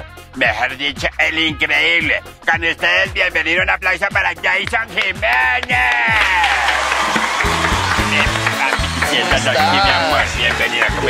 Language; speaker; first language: Spanish; native; Spanish